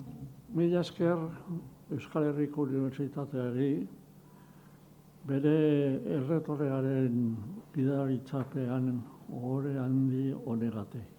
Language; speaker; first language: Basque; non-native, local second language; Spanish